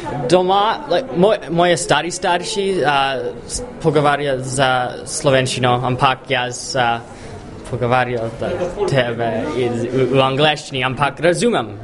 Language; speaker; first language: Slovenian; early bilingual, heritage; English